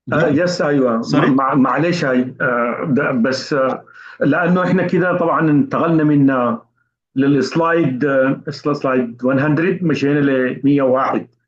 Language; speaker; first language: Arabic; native; Arabic